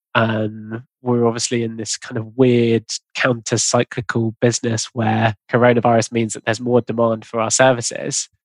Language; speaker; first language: English; native; English